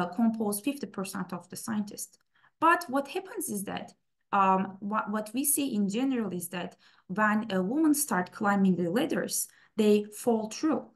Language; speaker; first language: English; non-native, fluent; Turkish